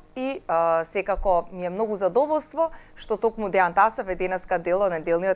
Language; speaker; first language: Macedonian; native; Macedonian